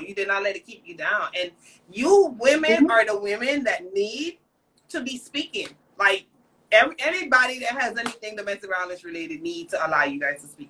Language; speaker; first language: English; native; English